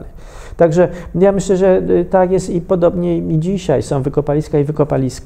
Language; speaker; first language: Polish; native; Polish